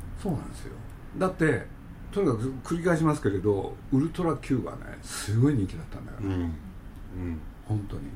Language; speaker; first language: Japanese; native; Japanese